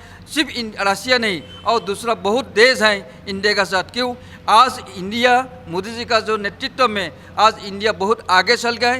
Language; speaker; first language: Hindi; non-native, local second language; Assamese